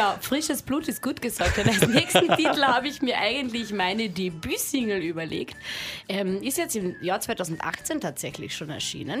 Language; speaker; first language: German; native; German